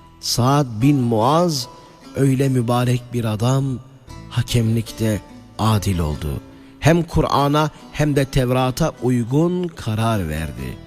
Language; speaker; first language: Turkish; native; Turkish